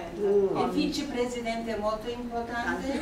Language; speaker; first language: Italian; non-native, fluent; German